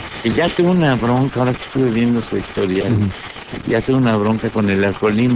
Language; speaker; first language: Spanish; native; Spanish